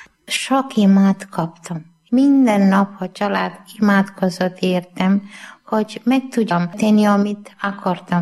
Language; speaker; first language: Hungarian; non-native, learner; Malayalam